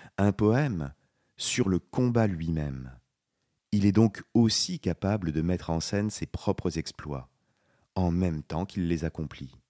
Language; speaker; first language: French; native; French